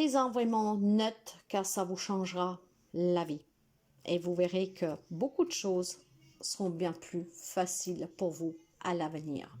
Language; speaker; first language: French; non-native, fluent; Italian